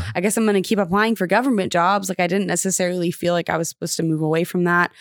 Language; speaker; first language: English; native; English